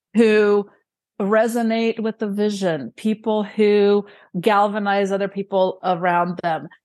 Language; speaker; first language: English; early bilingual, other home language; Romanian